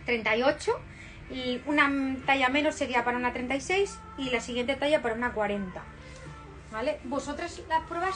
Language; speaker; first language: Spanish; native; Spanish